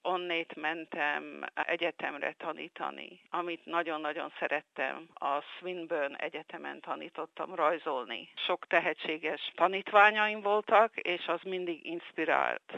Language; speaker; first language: Hungarian; early bilingual, heritage; Hungarian